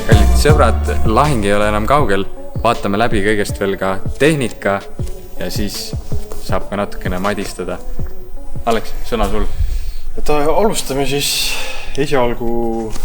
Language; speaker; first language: Estonian; native; Estonian